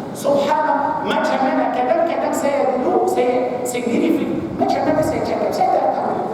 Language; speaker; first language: Malay; non-native, fluent; Arabic